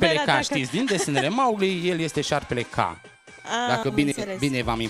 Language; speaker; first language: Romanian; native; Romanian